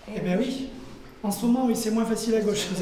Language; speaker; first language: French; native; French